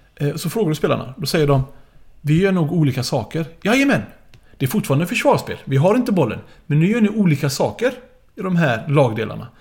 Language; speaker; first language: Swedish; early bilingual, other home language; Arabic